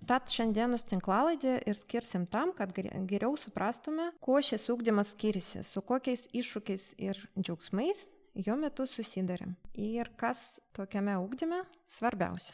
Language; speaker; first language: Lithuanian; non-native, local second language; Russian